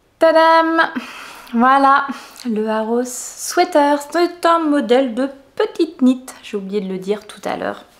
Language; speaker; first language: French; native; French